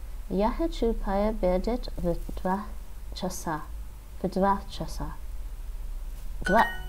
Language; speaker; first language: Russian; non-native, learner; English